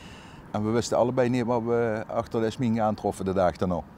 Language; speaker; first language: Dutch; native; Dutch